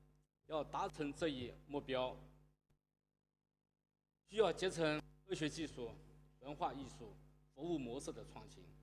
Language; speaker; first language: Chinese; native; Chinese